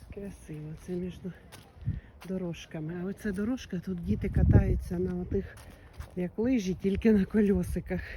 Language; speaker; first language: Ukrainian; native; Ukrainian